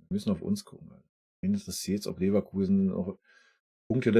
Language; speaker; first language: German; native; German